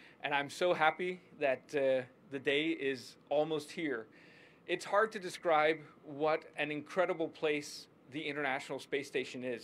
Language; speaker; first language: English; non-native, fluent; Danish